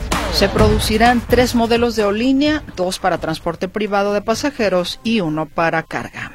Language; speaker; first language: Spanish; native; Spanish